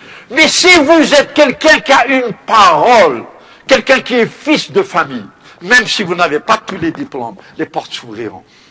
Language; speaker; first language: French; non-native, local second language; Kabyle